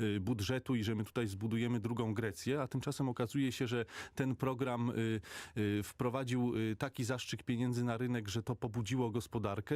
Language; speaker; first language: Polish; native; Polish